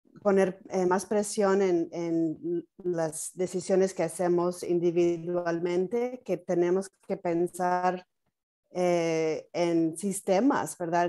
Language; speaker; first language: Spanish; non-native, fluent; English